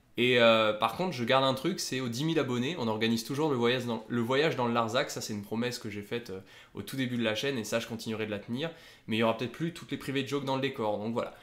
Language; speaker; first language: French; native; French